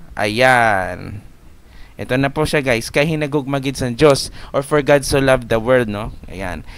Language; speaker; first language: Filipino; non-native, local second language; Hiligaynon